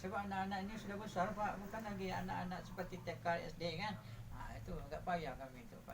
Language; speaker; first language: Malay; non-native, local second language; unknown